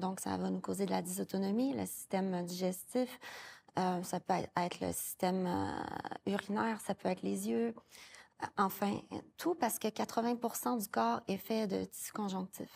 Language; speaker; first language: French; native; French